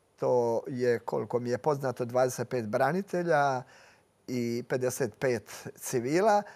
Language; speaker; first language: Croatian; native; Croatian